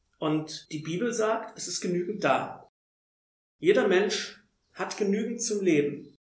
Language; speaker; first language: German; native; German